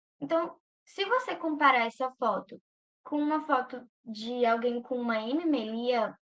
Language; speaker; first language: Portuguese; native; Portuguese